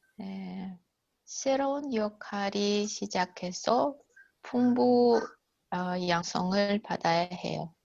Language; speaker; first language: Korean; non-native, learner; Russian